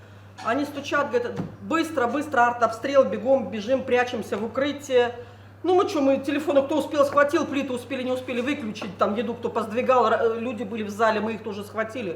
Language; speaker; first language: Russian; native; Russian